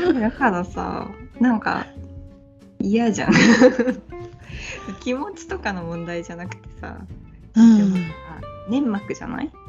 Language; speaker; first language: Japanese; native; Japanese